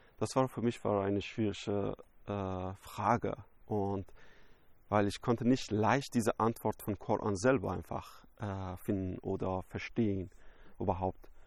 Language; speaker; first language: German; non-native, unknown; Persian